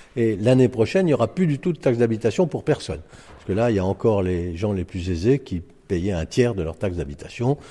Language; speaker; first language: French; native; French